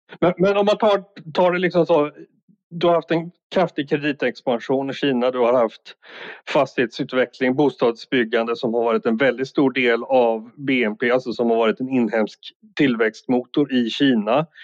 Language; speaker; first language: Swedish; native; Swedish